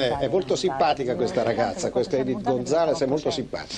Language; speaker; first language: Italian; native; Italian